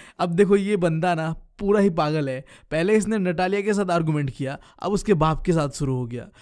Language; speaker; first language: Hindi; non-native, local second language; Bangla